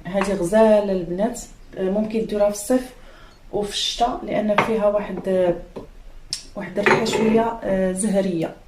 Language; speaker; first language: Arabic; native; Arabic